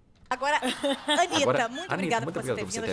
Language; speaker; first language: Portuguese; native; Portuguese